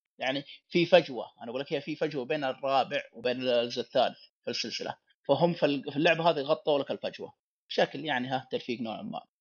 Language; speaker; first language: Arabic; native; Arabic